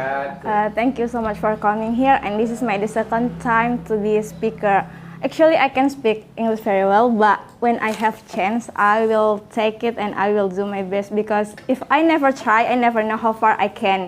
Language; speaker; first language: English; non-native, learner; Indonesian